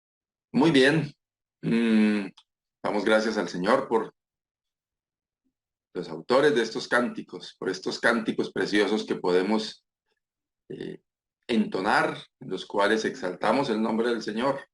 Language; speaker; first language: Spanish; native; Spanish